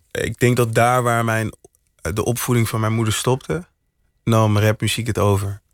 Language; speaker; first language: Dutch; early bilingual, other home language; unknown